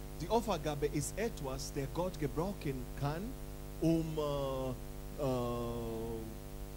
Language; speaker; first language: German; non-native, learner; English